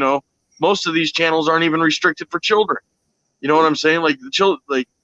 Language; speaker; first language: English; native; English